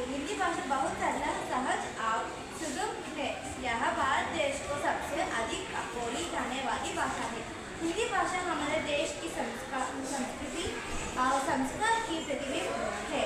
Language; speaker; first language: Hindi; non-native, local second language; Telugu